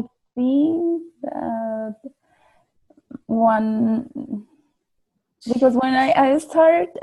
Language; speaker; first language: English; non-native, learner; Spanish